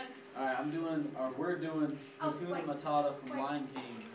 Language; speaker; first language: English; native; English